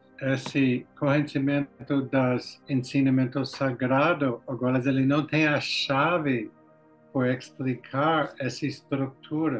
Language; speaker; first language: Portuguese; non-native, learner; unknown